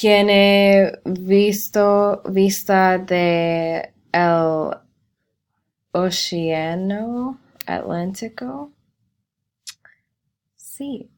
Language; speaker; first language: Spanish; non-native, learner; English